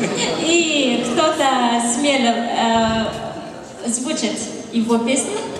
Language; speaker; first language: Russian; non-native, learner; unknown